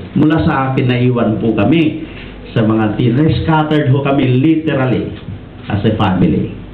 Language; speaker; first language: Filipino; non-native, local second language; Iloko